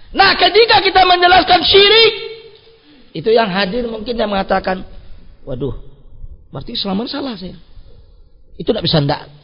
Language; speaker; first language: Indonesian; non-native, local second language; Minangkabau